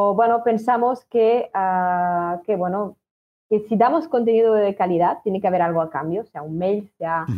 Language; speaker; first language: Spanish; non-native, fluent; French